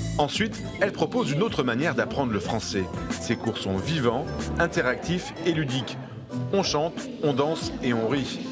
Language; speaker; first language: French; native; French